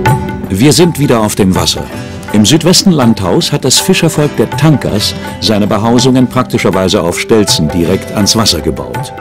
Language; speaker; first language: German; native; German